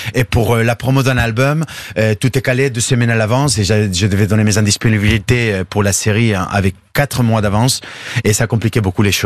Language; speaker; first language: French; non-native, fluent; Spanish